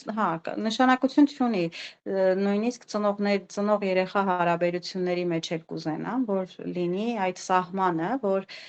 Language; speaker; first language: Armenian; native; Armenian